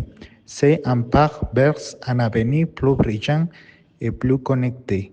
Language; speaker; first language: French; non-native, learner; Spanish